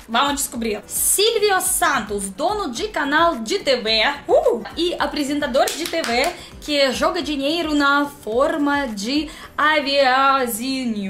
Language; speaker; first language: Portuguese; non-native, learner; Russian